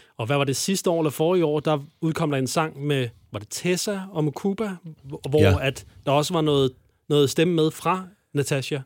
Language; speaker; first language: Danish; native; Danish